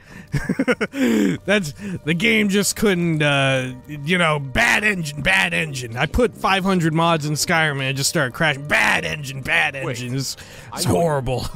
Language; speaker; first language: English; native; English